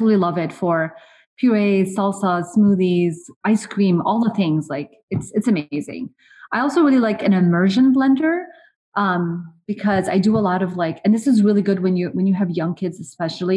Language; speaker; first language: English; early bilingual, other home language; Arabic